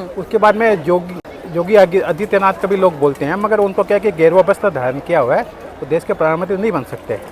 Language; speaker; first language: Hindi; non-native, local second language; Assamese